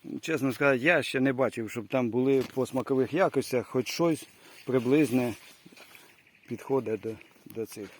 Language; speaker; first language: Ukrainian; native; Ukrainian